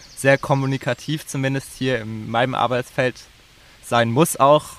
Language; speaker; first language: German; native; German